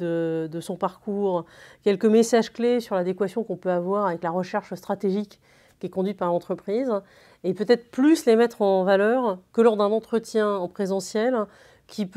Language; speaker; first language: French; native; French